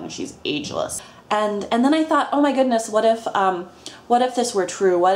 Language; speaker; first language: English; native; English